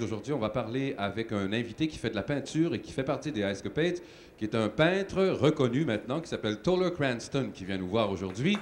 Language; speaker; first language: French; native; French